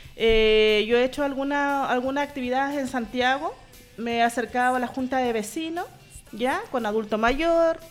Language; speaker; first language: Spanish; native; Spanish